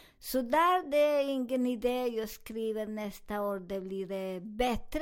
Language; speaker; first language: Swedish; non-native, fluent; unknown